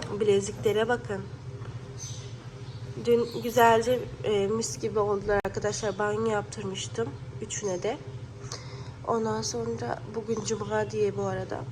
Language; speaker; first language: Turkish; non-native, fluent; Urdu